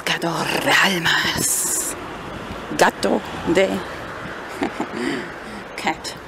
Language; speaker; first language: Spanish; non-native, fluent; German